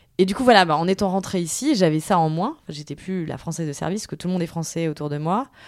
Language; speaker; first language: French; native; French